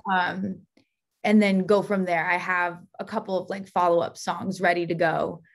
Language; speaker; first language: English; native; English